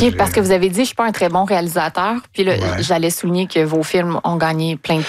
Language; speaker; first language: French; native; French